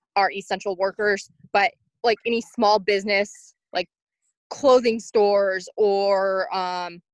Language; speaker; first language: English; native; English